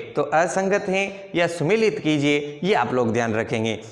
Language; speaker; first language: Hindi; native; Hindi